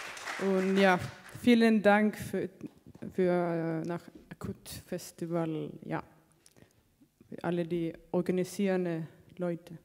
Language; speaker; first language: German; non-native, learner; Danish